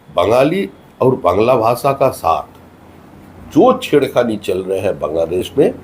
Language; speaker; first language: Hindi; non-native, local second language; Bangla